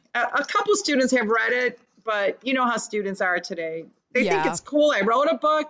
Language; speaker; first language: English; early bilingual, other home language; Lithuanian